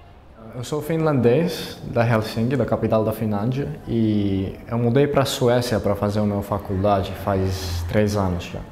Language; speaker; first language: Portuguese; non-native, fluent; Finnish